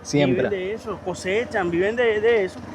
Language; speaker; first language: Spanish; native; Spanish